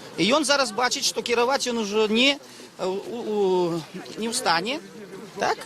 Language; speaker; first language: Belarusian; non-native, local second language; Russian